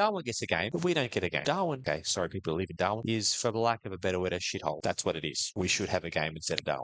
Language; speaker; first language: English; native; English